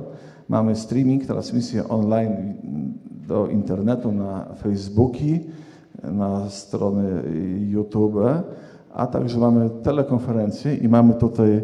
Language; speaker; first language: Polish; native; Polish